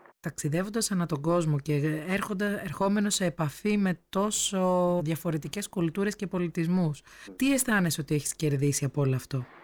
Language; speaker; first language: Greek; native; Greek